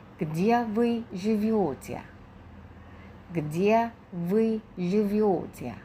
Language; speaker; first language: Russian; non-native, fluent; Thai